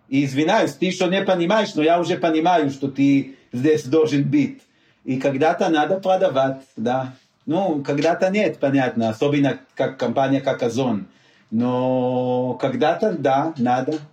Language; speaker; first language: Russian; non-native, learner; Hebrew